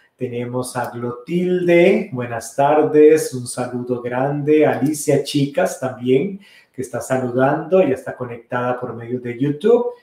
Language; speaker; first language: Spanish; native; Spanish